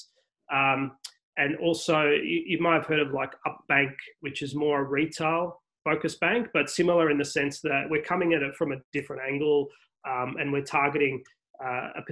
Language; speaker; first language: English; native; English